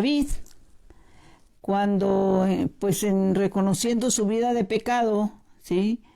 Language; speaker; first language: Spanish; native; Spanish